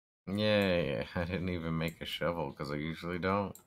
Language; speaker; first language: English; native; English